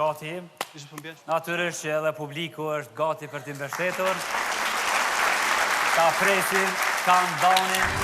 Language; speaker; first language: Albanian; native; Albanian